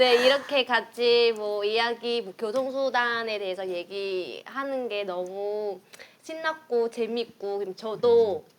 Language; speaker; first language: Korean; non-native, fluent; Vietnamese